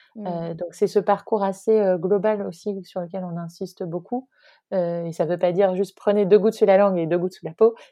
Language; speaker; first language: French; native; French